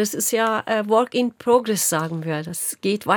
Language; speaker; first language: German; non-native, local second language; Turkish